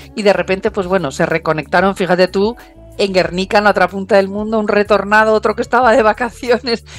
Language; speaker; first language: Spanish; native; Spanish